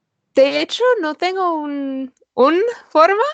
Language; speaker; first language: Spanish; non-native, fluent; English